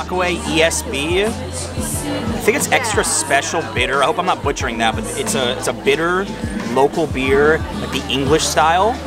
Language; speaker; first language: English; native; English